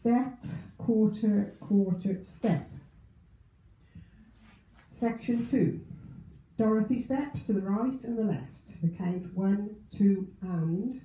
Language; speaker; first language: English; native; English